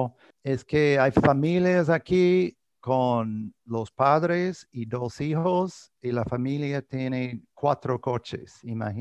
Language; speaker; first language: Spanish; non-native, fluent; English